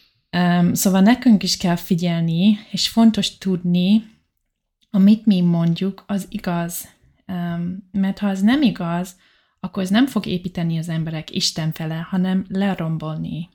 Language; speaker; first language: Hungarian; non-native, learner; English